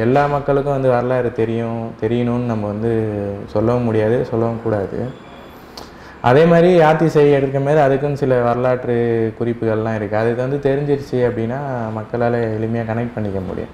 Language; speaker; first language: Tamil; native; Tamil